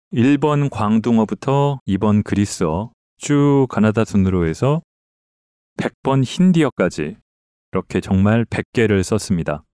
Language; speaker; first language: Korean; native; Korean